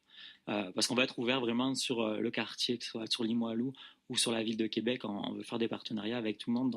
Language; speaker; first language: French; native; French